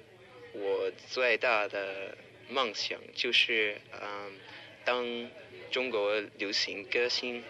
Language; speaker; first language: Chinese; non-native, learner; English